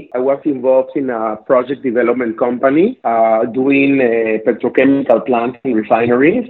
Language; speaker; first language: English; non-native, fluent; Spanish